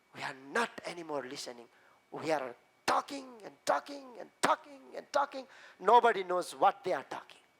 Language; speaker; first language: English; non-native, local second language; Nepali